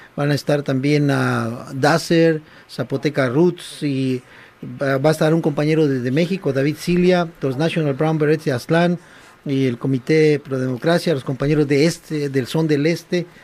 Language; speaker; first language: Spanish; native; Spanish